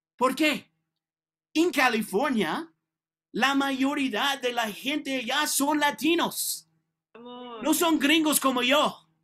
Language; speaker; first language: Spanish; non-native, learner; English